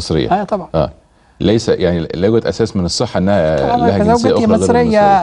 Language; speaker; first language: Arabic; native; Arabic